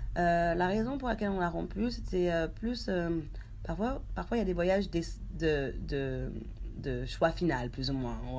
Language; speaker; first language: French; early bilingual, other home language; Haitian Creole